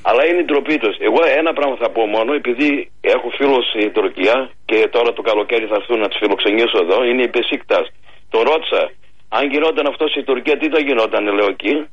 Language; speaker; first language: Greek; early bilingual, heritage; Greek